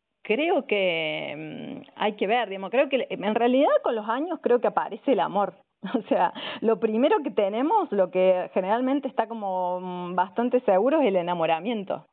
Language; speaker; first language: Spanish; native; Spanish